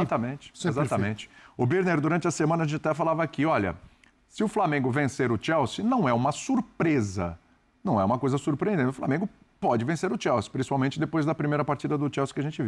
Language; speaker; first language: Portuguese; native; Portuguese